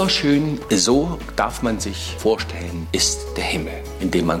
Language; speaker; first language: German; native; German